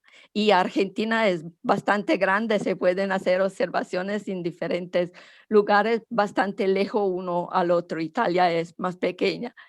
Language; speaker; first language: Spanish; non-native, fluent; Italian